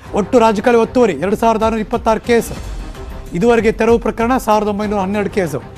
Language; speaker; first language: Kannada; native; Kannada